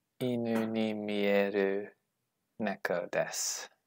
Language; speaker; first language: Japanese; non-native, learner; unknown